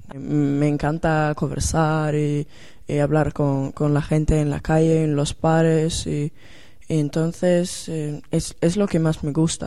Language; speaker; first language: Spanish; non-native, learner; Swedish